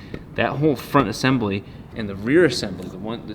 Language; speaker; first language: English; native; English